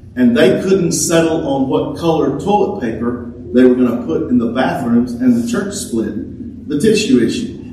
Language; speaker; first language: English; native; English